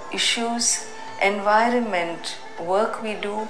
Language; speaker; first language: English; non-native, local second language; Hindi